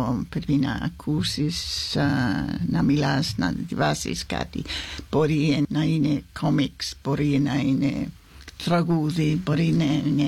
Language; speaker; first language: Greek; non-native, fluent; English